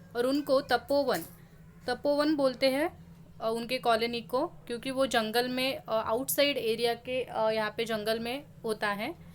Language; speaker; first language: Hindi; non-native, local second language; Marathi